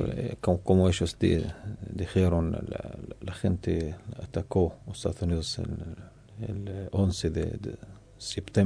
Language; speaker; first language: Spanish; non-native, learner; Arabic